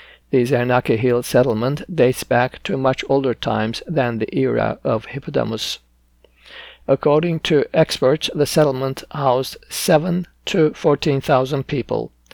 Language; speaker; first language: English; non-native, fluent; Turkish